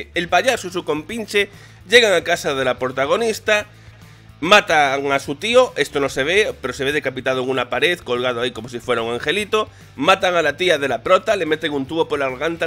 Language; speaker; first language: Spanish; native; Spanish